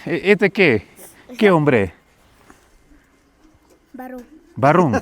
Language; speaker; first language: Spanish; non-native, learner; Hindi